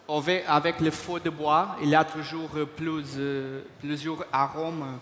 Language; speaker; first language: French; non-native, fluent; Portuguese